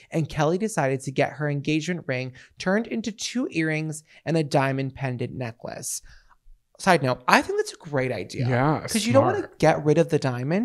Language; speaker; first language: English; native; English